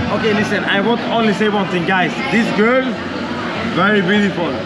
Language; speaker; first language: English; non-native, learner; Portuguese